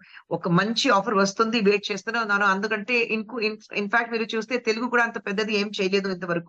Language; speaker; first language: Telugu; non-native, local second language; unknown